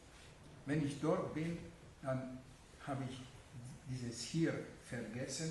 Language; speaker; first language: German; non-native, fluent; Hungarian